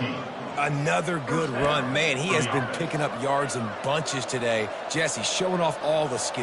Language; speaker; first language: English; native; English